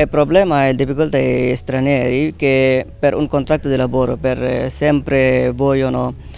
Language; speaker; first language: Italian; non-native, learner; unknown